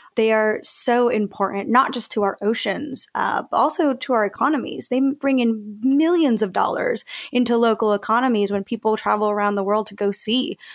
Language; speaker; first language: English; early bilingual, other home language; Spanish